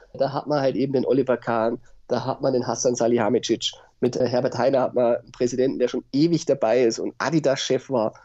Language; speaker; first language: German; native; German